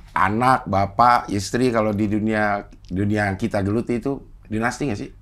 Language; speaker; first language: Indonesian; native; Indonesian